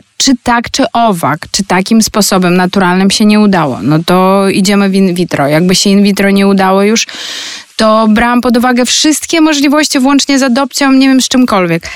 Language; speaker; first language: Polish; non-native, fluent; Ukrainian